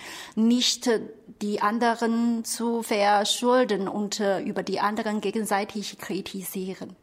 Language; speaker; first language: German; non-native, fluent; Chinese